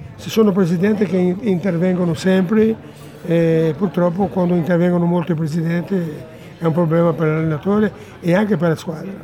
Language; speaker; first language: Italian; non-native, fluent; Portuguese